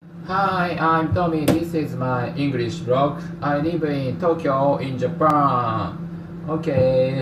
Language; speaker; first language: English; non-native, learner; Japanese